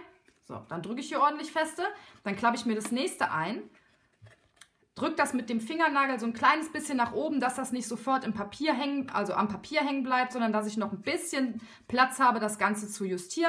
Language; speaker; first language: German; native; German